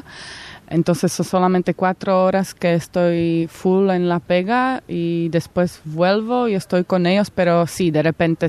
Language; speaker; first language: Spanish; non-native, fluent; Slovak